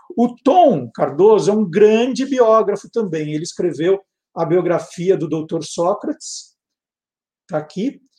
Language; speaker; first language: Portuguese; native; Portuguese